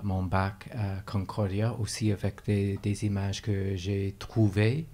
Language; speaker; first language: French; non-native, fluent; English